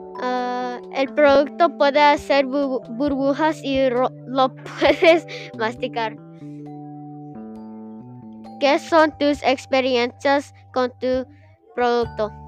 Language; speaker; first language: Spanish; non-native, learner; English